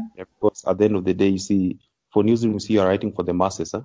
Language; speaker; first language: English; non-native, local second language; Luo (Kenya and Tanzania)